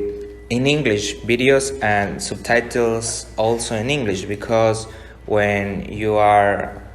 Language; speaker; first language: English; non-native, learner; Spanish